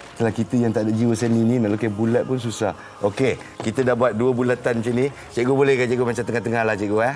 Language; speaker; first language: Malay; native; Malay